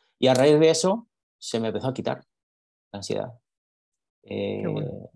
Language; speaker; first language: Spanish; native; Spanish